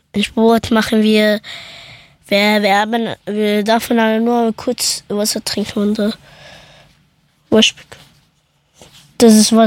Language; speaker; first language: German; early bilingual, other home language; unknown